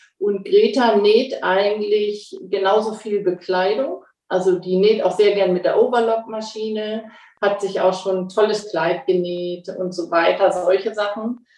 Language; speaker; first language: German; native; German